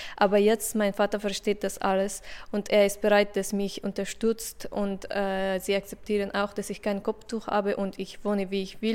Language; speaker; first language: German; non-native, learner; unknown